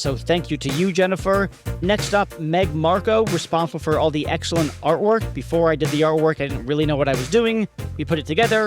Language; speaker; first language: English; native; English